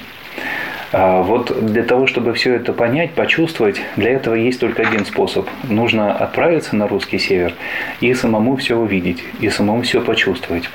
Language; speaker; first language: Russian; native; Russian